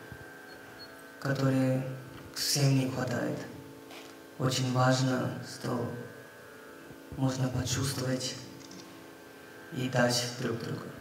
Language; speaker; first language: Russian; non-native, learner; Hindi